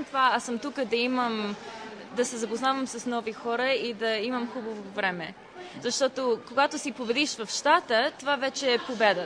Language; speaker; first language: Bulgarian; early bilingual, heritage; Bulgarian